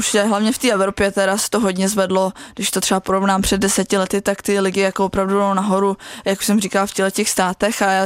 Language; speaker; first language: Czech; native; Czech